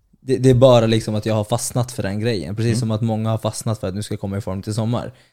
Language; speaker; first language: Swedish; early bilingual, other home language; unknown